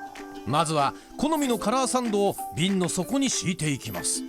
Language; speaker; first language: Japanese; native; Japanese